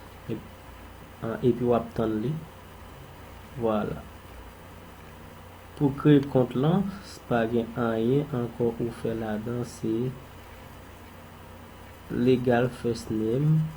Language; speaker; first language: French; non-native, local second language; Haitian Creole